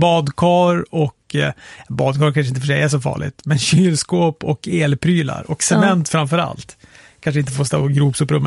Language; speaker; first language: Swedish; native; Swedish